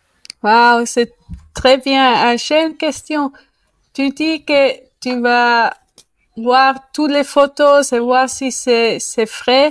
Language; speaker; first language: French; non-native, learner; Spanish